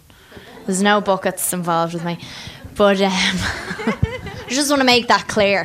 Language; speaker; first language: English; native; English